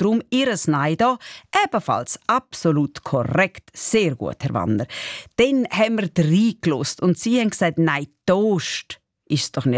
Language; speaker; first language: German; native; German